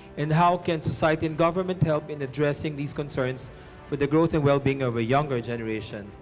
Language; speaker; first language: English; non-native, local second language; Filipino